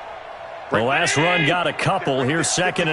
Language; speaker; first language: English; native; English